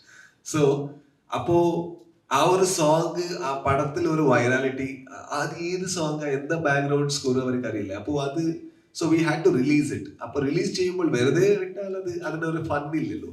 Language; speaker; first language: Malayalam; non-native, learner; Kannada